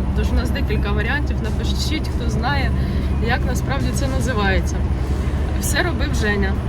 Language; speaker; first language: Ukrainian; non-native, local second language; Russian